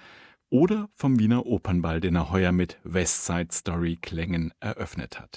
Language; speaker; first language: German; native; German